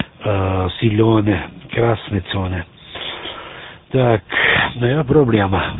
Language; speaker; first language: Russian; non-native, learner; German